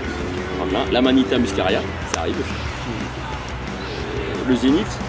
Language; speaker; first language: French; native; French